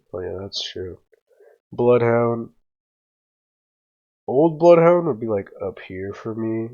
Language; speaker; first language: English; native; English